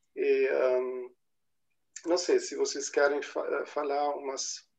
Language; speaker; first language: Portuguese; non-native, fluent; German